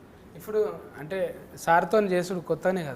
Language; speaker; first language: Telugu; native; Telugu